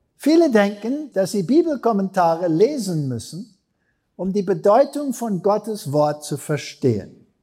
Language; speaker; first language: German; non-native, fluent; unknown